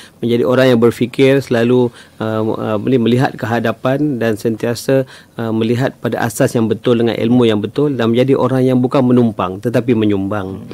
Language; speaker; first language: Malay; native; Malay